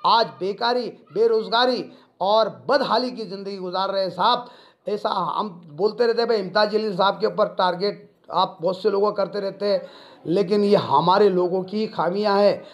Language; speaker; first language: Hindi; non-native, local second language; Urdu